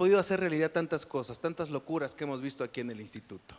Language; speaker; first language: Spanish; native; Spanish